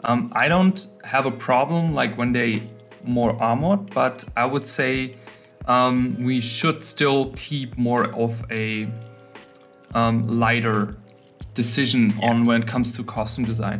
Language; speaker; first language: English; non-native, fluent; German